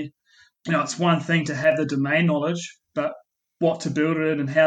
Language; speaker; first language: English; native; English